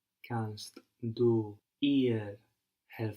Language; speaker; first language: German; non-native, learner; English